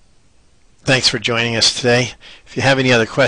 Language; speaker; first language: English; native; English